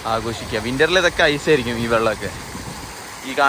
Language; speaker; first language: English; non-native, local second language; Malayalam